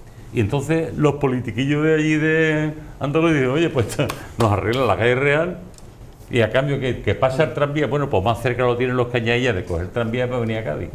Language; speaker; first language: Spanish; native; Spanish